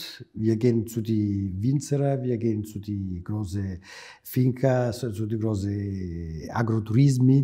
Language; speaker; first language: German; non-native, fluent; Italian